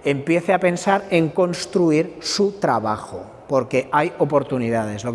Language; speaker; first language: Spanish; non-native, local second language; Catalan